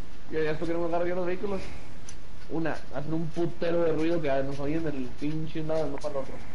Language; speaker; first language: Spanish; early bilingual, heritage; Spanish